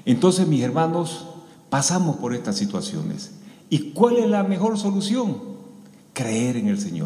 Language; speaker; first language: Spanish; native; Spanish